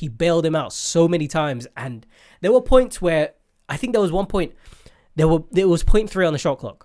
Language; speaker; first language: English; native; English